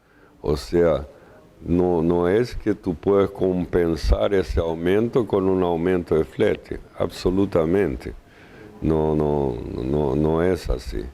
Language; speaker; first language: Spanish; non-native, fluent; Portuguese